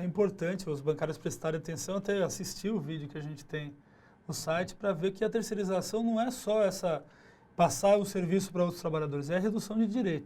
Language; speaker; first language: Portuguese; native; Portuguese